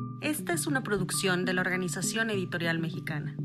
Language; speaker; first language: Spanish; native; Spanish